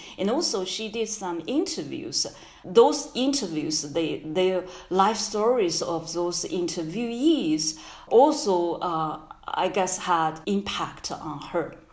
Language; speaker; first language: English; non-native, fluent; Chinese